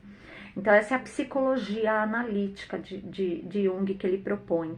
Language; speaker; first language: Portuguese; native; Portuguese